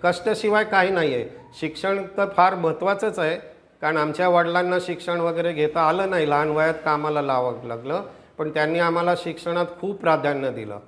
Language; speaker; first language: Marathi; non-native, local second language; Gujarati